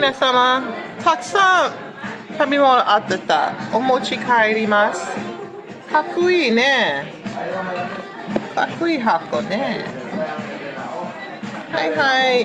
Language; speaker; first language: Japanese; non-native, learner; English